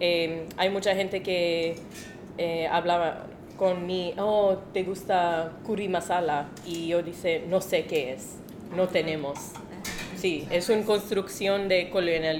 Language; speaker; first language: Spanish; non-native, learner; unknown